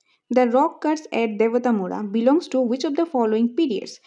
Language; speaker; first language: English; non-native, local second language; Bangla